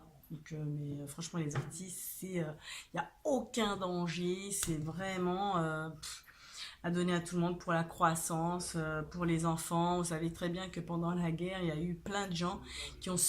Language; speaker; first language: French; native; French